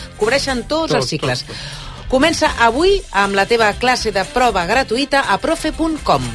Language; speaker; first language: Catalan; native; Catalan